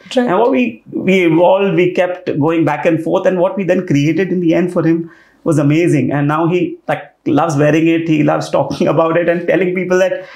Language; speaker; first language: English; non-native, local second language; Hindi